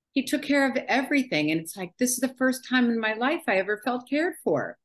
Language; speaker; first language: English; native; English